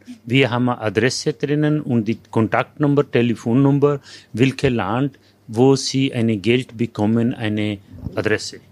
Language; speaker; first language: German; non-native, learner; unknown